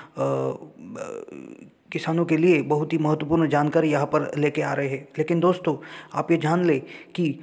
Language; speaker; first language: Hindi; non-native, local second language; Marathi